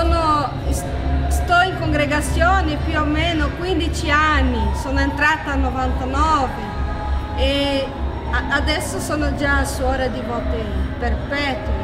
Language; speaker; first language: Italian; non-native, fluent; Portuguese